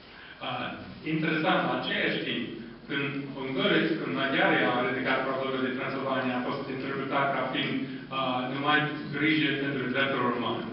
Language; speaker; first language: Romanian; non-native, fluent; English